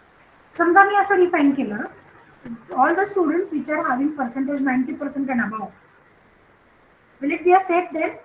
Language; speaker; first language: English; non-native, local second language; Marathi